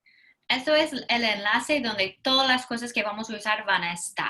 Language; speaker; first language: Spanish; non-native, fluent; English